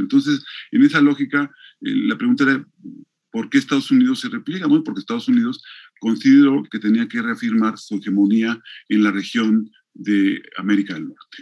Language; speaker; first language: Spanish; native; Spanish